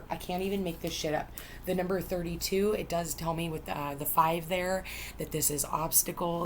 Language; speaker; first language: English; native; English